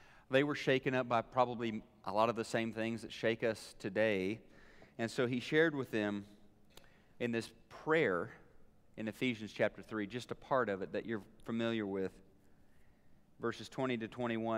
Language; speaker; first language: English; native; English